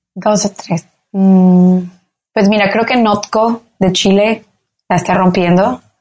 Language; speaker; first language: Spanish; native; Spanish